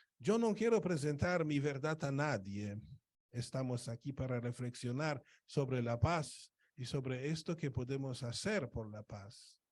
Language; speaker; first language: Spanish; non-native, fluent; Polish